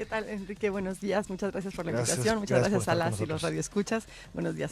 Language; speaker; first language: Spanish; native; Spanish